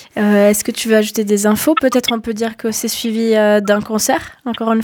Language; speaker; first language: French; native; French